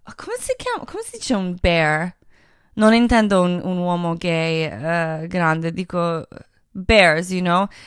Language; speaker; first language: Italian; early bilingual, heritage; Italian